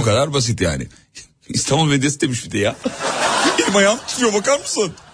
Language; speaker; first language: Turkish; native; Turkish